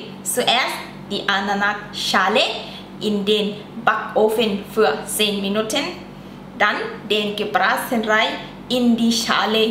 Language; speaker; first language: German; non-native, learner; Thai